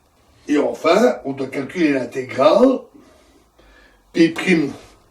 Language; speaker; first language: French; native; French